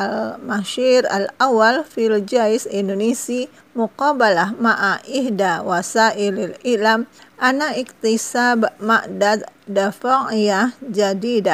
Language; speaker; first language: Arabic; non-native, fluent; Indonesian